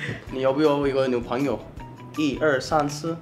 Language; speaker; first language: Chinese; non-native, learner; English